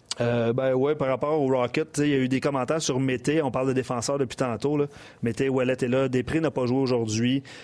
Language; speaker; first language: French; native; French